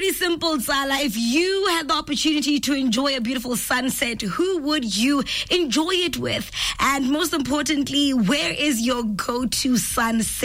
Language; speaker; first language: English; non-native, local second language; Tswana